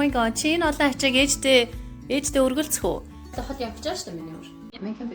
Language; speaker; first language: Mongolian; native; Mongolian